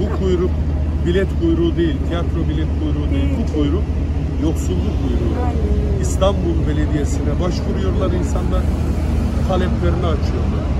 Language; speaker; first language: Turkish; native; Turkish